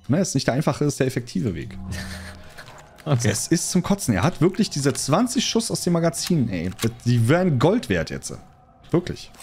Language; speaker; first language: German; native; German